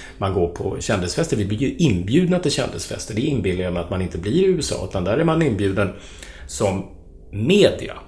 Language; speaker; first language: Swedish; native; Swedish